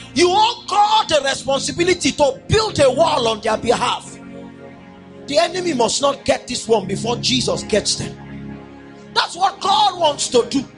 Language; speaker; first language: English; non-native, local second language; Yoruba